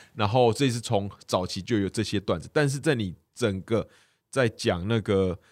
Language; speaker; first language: Chinese; native; Chinese